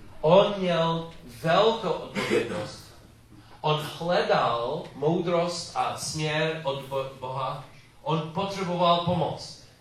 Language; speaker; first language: Czech; non-native, learner; English